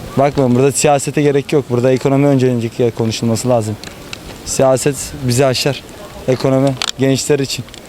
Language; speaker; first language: Turkish; native; Turkish